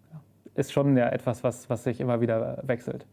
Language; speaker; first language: German; native; German